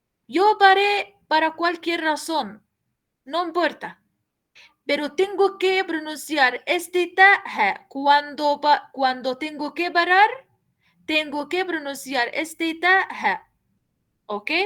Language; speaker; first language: Spanish; non-native, fluent; Arabic